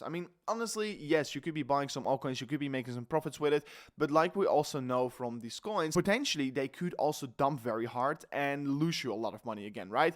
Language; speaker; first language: English; non-native, fluent; Dutch